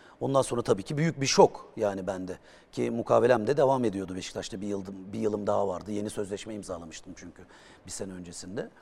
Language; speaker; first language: Turkish; native; Turkish